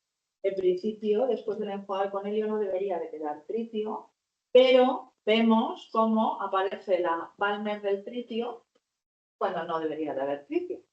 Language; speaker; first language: Spanish; native; Spanish